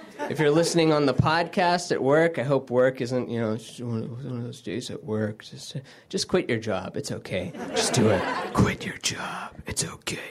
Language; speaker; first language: English; native; English